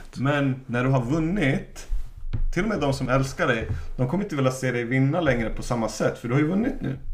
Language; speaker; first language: Swedish; native; Swedish